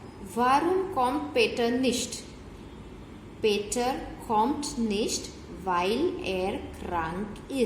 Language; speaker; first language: German; non-native, fluent; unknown